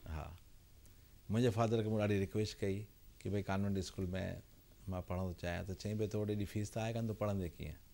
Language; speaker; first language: Sindhi; early bilingual, heritage; Sindhi